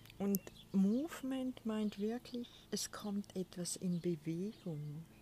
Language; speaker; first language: German; native; German